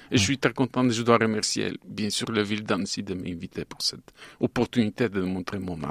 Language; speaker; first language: French; non-native, fluent; Bulgarian